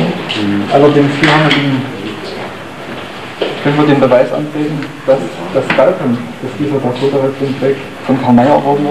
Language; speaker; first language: German; native; German